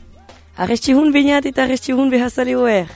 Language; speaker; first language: Basque; native; Basque